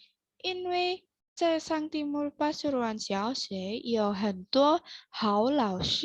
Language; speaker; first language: Chinese; non-native, learner; Indonesian